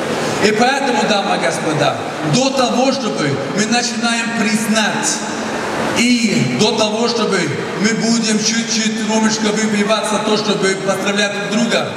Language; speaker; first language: Russian; non-native, fluent; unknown